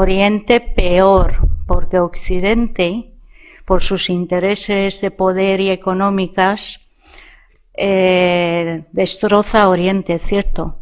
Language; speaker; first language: Spanish; non-native, fluent; Persian